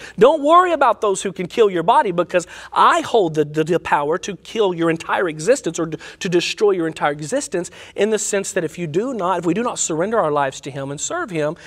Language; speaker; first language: English; native; English